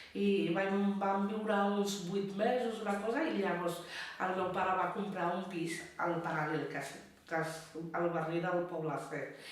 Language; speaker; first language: Catalan; early bilingual, other home language; Bangla